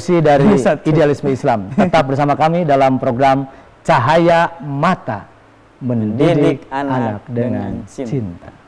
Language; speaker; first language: Indonesian; native; Indonesian